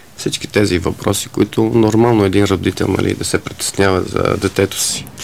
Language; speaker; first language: Bulgarian; non-native, fluent; Arabic